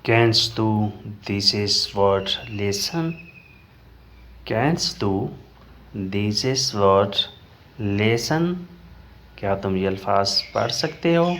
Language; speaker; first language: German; non-native, learner; Urdu